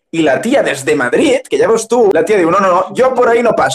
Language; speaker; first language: Spanish; non-native, local second language; Catalan